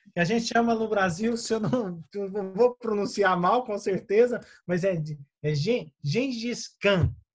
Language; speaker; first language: Portuguese; native; Portuguese